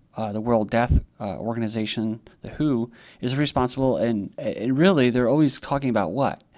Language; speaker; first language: English; native; English